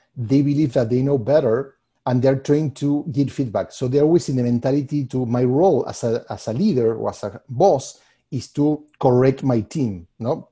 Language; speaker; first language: English; non-native, fluent; Spanish